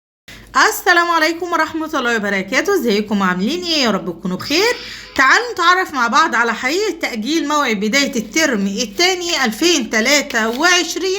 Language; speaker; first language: Arabic; native; Arabic